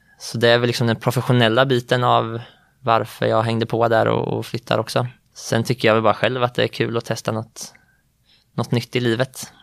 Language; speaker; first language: Swedish; native; Swedish